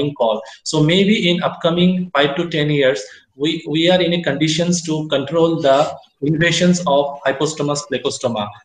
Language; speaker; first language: English; non-native, local second language; Assamese